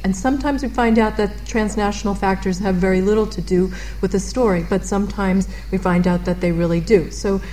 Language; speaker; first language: English; native; English